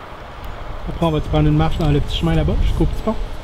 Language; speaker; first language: French; native; French